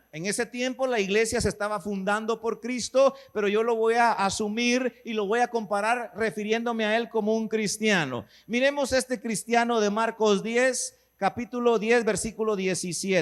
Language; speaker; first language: Spanish; native; Spanish